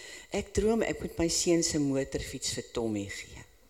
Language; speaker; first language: Afrikaans; native; Afrikaans